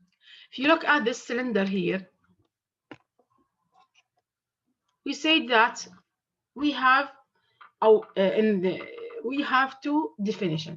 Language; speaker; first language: English; non-native, fluent; Arabic